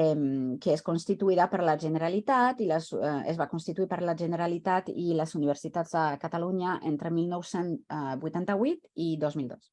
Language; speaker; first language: Catalan; non-native, fluent; French